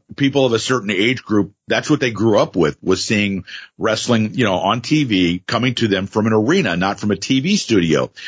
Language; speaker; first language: English; native; English